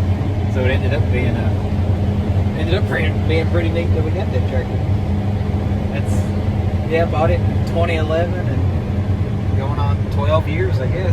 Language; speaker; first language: English; native; English